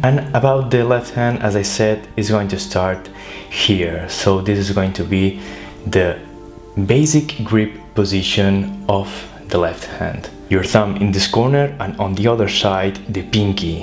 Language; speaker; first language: English; non-native, fluent; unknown